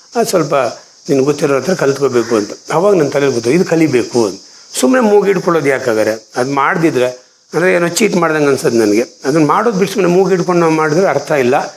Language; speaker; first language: Kannada; non-native, local second language; Konkani